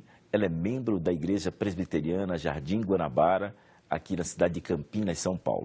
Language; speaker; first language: Portuguese; native; Portuguese